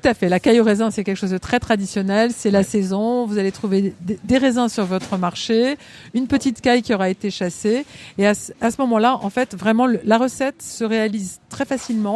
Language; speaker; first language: French; native; French